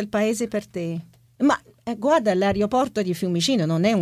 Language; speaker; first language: Italian; non-native, fluent; English